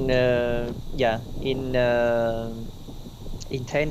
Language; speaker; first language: English; non-native, learner; Vietnamese